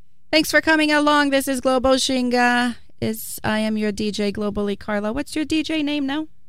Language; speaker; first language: English; non-native, fluent; Portuguese